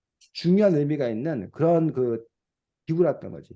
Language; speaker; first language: Korean; native; Korean